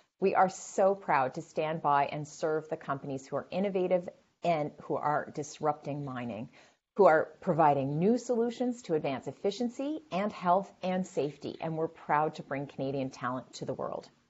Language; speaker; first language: English; native; English